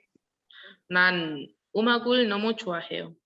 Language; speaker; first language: Korean; non-native, learner; Spanish